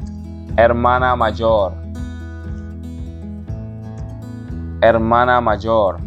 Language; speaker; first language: Spanish; non-native, fluent; Wolof